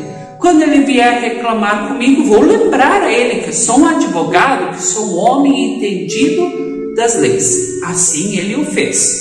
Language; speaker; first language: Portuguese; native; Portuguese